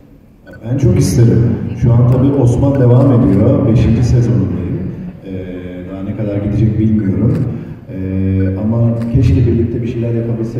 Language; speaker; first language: Turkish; native; Turkish